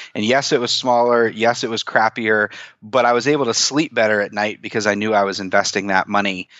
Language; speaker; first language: English; native; English